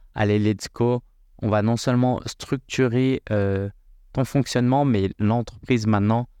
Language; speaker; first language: French; native; French